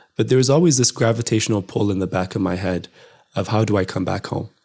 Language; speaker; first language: English; non-native, fluent; Amharic